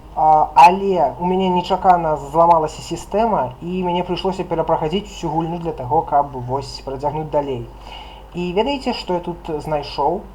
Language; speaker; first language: Belarusian; non-native, local second language; Russian